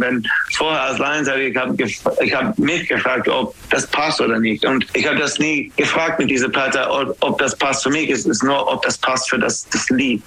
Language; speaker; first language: German; non-native, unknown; English